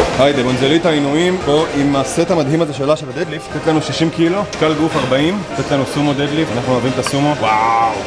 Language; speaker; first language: Hebrew; native; Hebrew